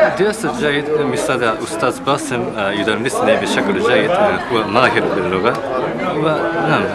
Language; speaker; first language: Arabic; non-native, learner; Japanese